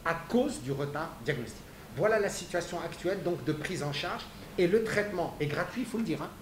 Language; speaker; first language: French; non-native, local second language; Arabic